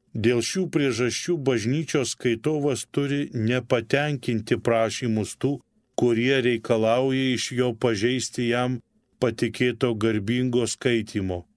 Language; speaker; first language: Lithuanian; native; Lithuanian